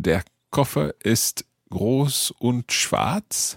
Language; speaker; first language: German; non-native, fluent; English